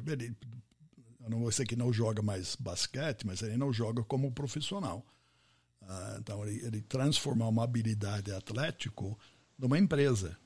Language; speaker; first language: Portuguese; non-native, fluent; English